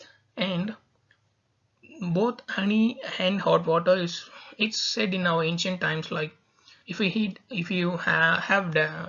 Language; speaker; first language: English; non-native, local second language; Tamil